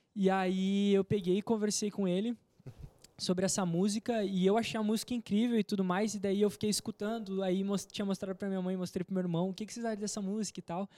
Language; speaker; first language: Portuguese; native; Portuguese